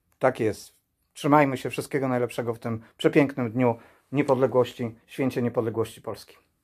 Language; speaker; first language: Polish; native; Polish